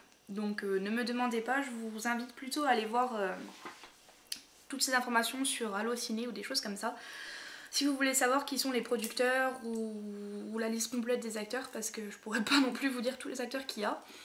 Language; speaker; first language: French; native; French